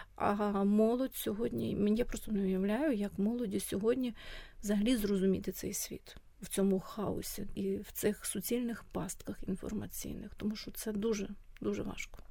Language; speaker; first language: Ukrainian; native; Ukrainian